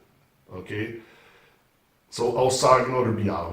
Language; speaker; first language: German; non-native, fluent; English